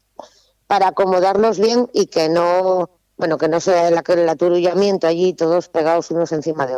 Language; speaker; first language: Spanish; native; Spanish